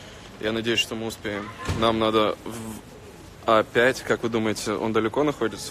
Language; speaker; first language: Russian; native; Russian